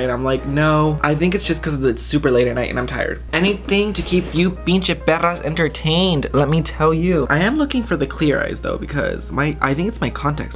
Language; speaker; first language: English; native; English